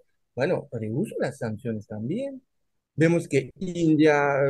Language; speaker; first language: Spanish; non-native, fluent; French